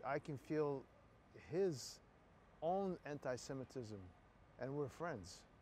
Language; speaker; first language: English; non-native, fluent; Polish